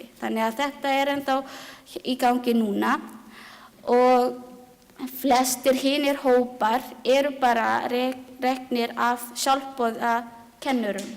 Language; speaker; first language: Icelandic; non-native, learner; Filipino